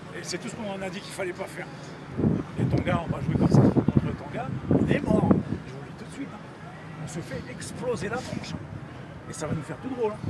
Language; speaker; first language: French; native; French